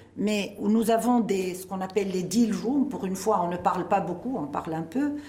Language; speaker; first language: French; non-native, local second language; Arabic